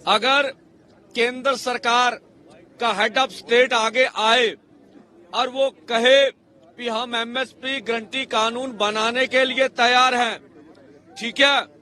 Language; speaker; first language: Hindi; non-native, local second language; Punjabi